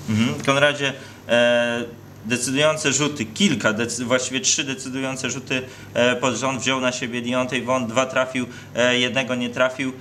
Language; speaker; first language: Polish; native; Polish